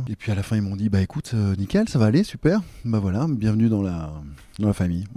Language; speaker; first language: French; native; French